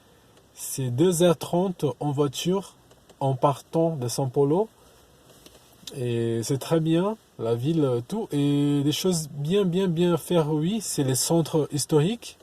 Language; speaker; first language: French; non-native, learner; Portuguese